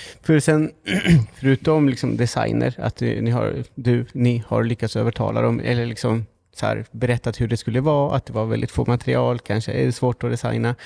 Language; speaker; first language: Swedish; native; Swedish